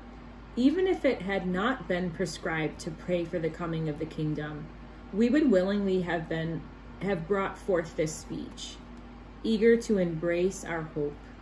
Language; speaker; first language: English; native; English